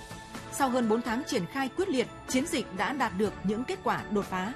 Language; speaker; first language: Vietnamese; native; Vietnamese